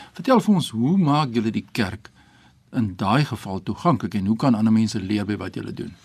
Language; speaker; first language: Afrikaans; native; Afrikaans